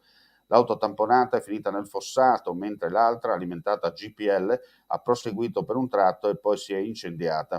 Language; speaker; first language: Italian; native; Italian